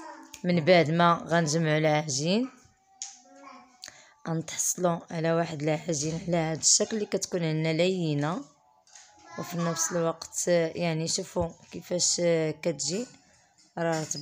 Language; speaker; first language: Arabic; native; Arabic